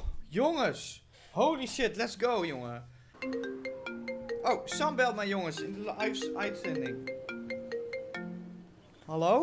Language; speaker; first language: Dutch; native; Dutch